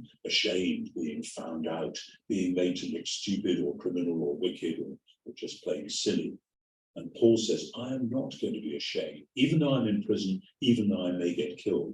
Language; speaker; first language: English; native; English